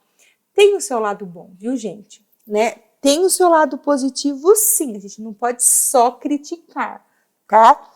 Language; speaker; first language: Portuguese; native; Portuguese